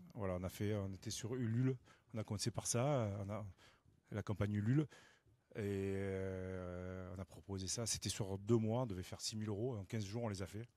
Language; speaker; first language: French; native; French